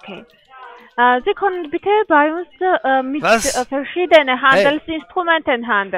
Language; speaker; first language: German; non-native, learner; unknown